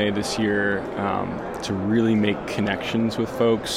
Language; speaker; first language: English; native; English